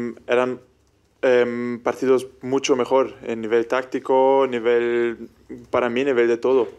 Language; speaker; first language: Spanish; non-native, fluent; German